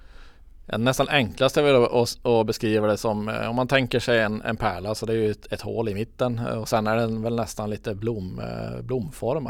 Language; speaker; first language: Swedish; native; Swedish